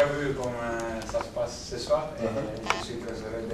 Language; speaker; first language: French; non-native, fluent; Italian